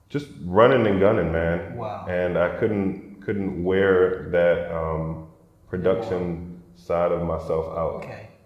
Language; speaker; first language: English; native; English